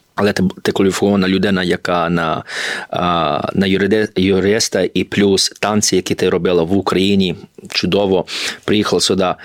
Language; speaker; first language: Ukrainian; early bilingual, heritage; Ukrainian